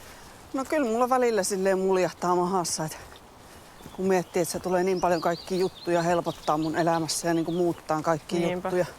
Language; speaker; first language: Finnish; native; Finnish